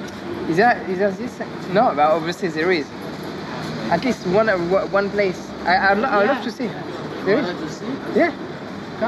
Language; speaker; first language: English; non-native, learner; French